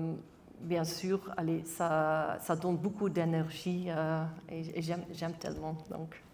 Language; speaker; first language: French; non-native, local second language; Dutch